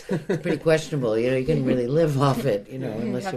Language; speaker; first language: English; native; English